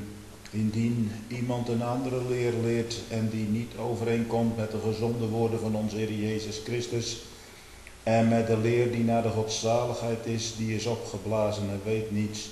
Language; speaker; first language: Dutch; native; Dutch